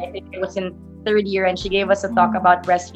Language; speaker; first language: English; non-native, local second language; Filipino